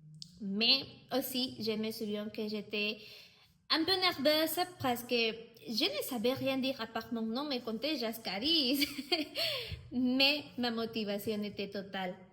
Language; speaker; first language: French; non-native, learner; Spanish